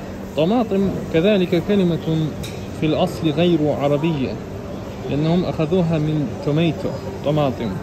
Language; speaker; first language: Arabic; non-native, fluent; Russian